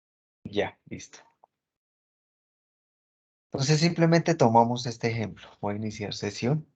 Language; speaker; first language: Spanish; native; Spanish